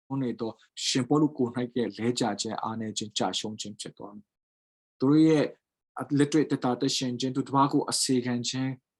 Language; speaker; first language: Burmese; non-native, local second language; Tedim Chin